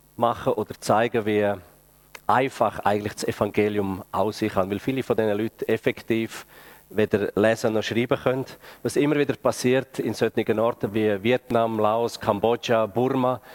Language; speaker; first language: German; native; German